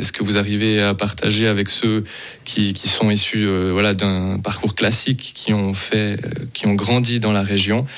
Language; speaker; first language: French; native; French